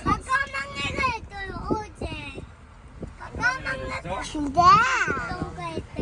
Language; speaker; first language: Korean; early bilingual, other home language; Kazakh